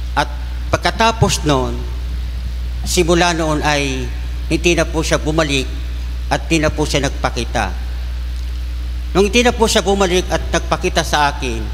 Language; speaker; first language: Filipino; non-native, local second language; Bikol